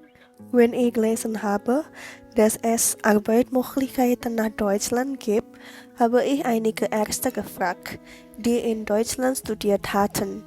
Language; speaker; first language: German; non-native, learner; Indonesian